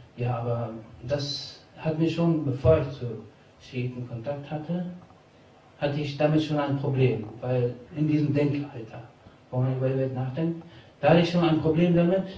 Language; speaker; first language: German; early bilingual, other home language; Albanian